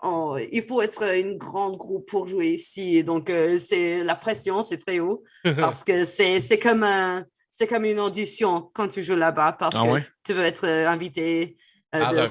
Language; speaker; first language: French; non-native, fluent; English